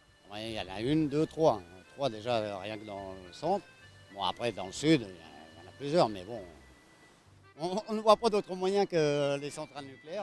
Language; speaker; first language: French; native; French